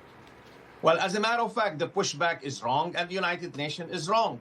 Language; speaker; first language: English; non-native, fluent; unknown